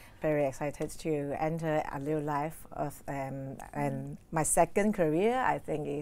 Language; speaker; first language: English; non-native, learner; Cantonese